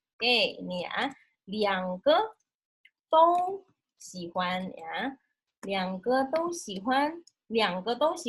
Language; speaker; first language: Chinese; non-native, fluent; Indonesian